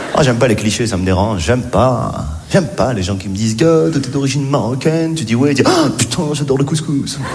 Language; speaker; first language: French; native; French